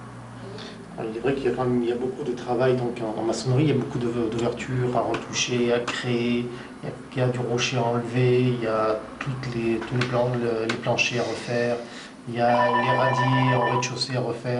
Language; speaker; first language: French; native; French